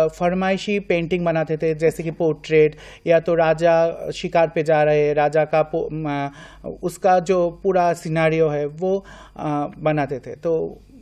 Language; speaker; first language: Hindi; non-native, local second language; Bangla